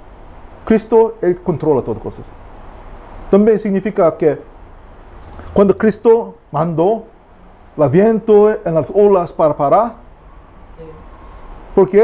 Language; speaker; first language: Spanish; non-native, learner; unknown